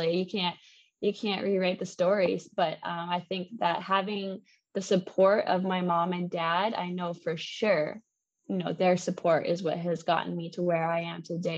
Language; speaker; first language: English; native; English